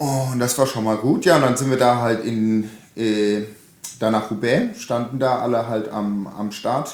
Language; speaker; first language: German; native; German